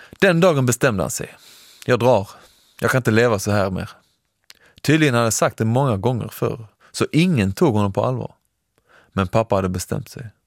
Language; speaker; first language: Swedish; early bilingual, other home language; Persian